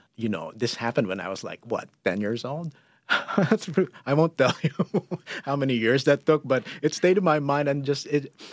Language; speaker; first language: English; non-native, local second language; Filipino